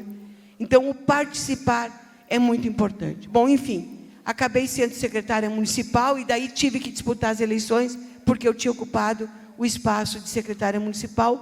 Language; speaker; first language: Portuguese; native; Portuguese